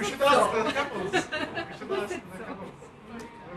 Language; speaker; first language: English; non-native, learner; Arabic